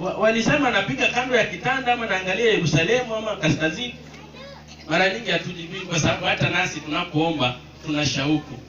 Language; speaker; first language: Swahili; non-native, local second language; Luo (Kenya and Tanzania)